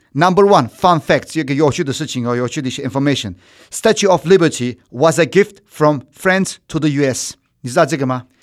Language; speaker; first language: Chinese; non-native, fluent; Turkish